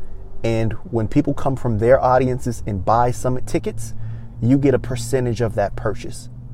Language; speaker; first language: English; native; English